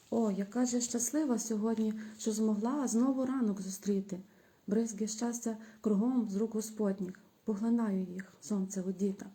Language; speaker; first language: Ukrainian; native; Ukrainian